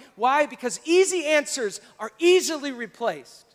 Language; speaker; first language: English; native; English